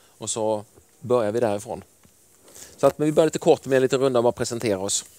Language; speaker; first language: Swedish; native; Swedish